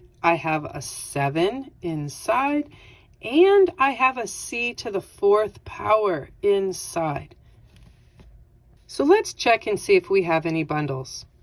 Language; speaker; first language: English; native; English